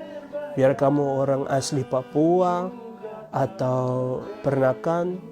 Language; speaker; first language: Indonesian; early bilingual, heritage; Indonesian